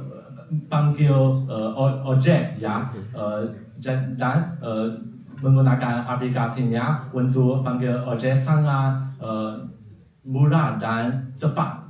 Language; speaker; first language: Indonesian; non-native, fluent; Chinese